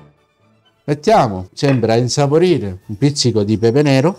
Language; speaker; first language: Italian; native; Italian